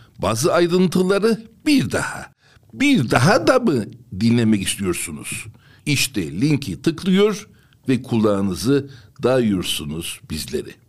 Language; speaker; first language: Turkish; non-native, local second language; Armenian